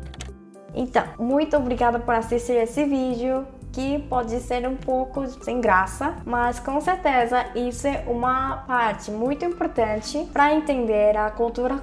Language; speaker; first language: Portuguese; non-native, fluent; Korean